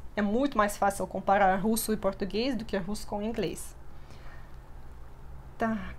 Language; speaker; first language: Portuguese; non-native, fluent; Russian